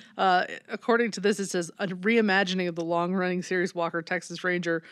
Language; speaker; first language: English; native; English